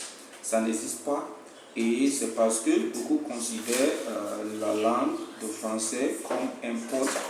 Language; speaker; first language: French; non-native, fluent; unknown